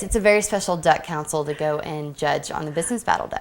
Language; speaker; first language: English; native; English